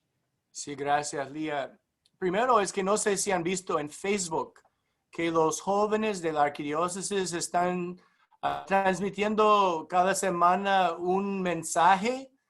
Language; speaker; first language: Spanish; non-native, fluent; English